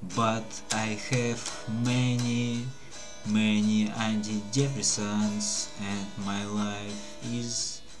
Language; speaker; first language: English; non-native, learner; Russian